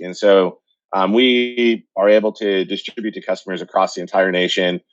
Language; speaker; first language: English; native; English